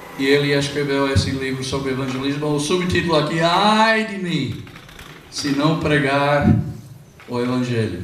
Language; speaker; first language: Portuguese; non-native, fluent; English